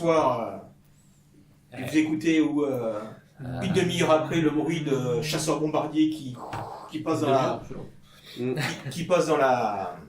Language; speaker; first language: French; native; French